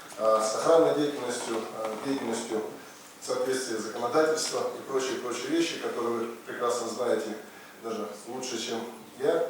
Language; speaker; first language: Russian; native; Russian